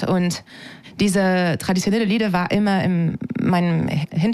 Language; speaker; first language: German; non-native, fluent; French